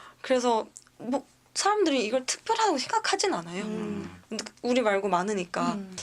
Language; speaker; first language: Korean; native; Korean